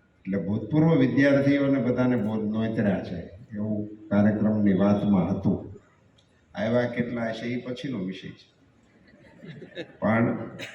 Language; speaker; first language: Gujarati; native; Gujarati